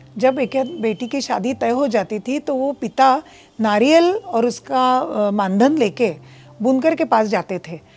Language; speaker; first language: Hindi; non-native, local second language; Marathi